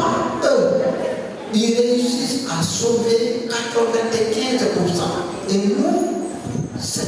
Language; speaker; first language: French; non-native, local second language; Wolof